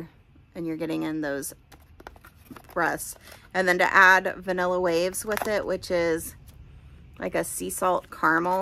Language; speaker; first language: English; native; English